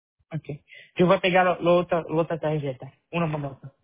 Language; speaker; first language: Spanish; non-native, learner; Portuguese